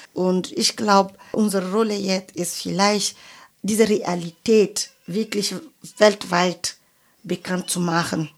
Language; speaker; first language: German; non-native, fluent; French